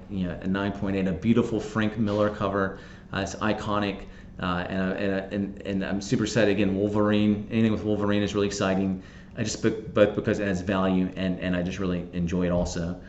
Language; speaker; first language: English; native; English